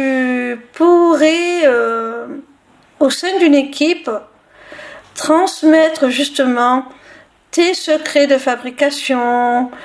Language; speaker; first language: French; native; French